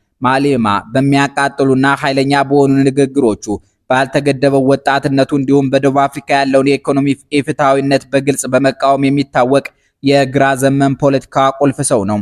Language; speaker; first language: Amharic; native; Amharic